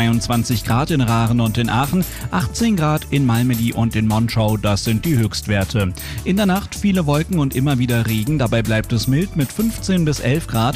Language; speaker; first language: German; native; German